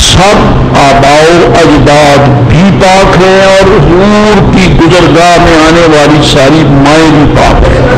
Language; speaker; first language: Urdu; non-native, local second language; Punjabi